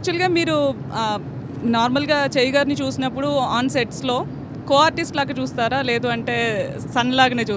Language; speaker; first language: Telugu; native; Telugu